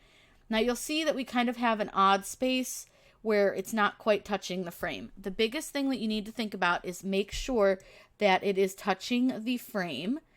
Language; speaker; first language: English; native; English